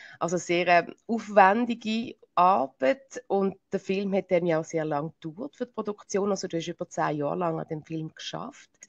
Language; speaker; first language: German; native; German